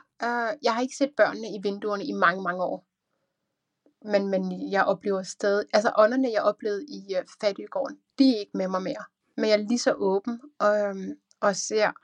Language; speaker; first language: Danish; native; Danish